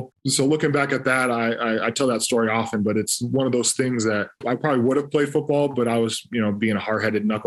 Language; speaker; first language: English; native; English